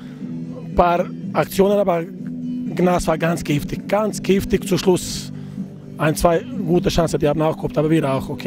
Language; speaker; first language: German; non-native, fluent; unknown